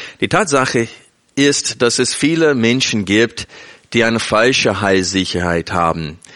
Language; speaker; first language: German; non-native, fluent; English